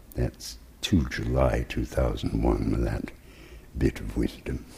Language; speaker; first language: English; native; English